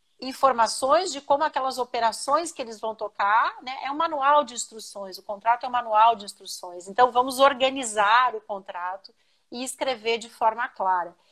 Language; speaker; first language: Portuguese; native; Portuguese